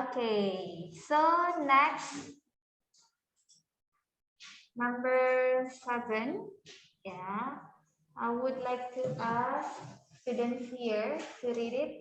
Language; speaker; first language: English; non-native, fluent; Indonesian